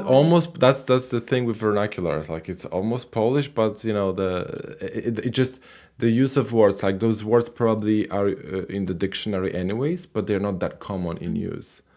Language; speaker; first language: English; non-native, fluent; Polish